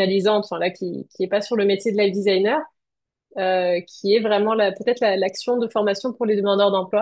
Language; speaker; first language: French; native; French